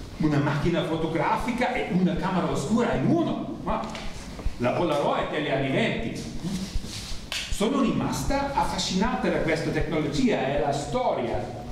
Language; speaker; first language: Italian; non-native, learner; German